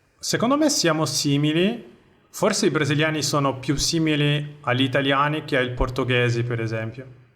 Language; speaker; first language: Italian; non-native, fluent; Portuguese